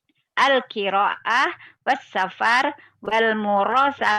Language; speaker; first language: Arabic; non-native, learner; Indonesian